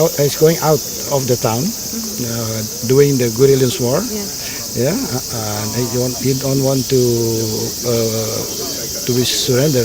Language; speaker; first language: English; non-native, learner; Indonesian